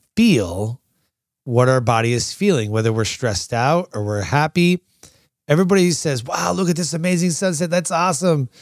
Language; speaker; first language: English; native; English